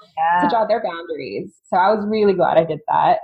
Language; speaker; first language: English; native; English